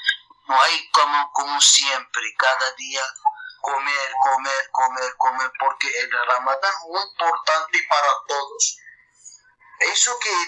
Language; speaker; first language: Spanish; non-native, learner; Arabic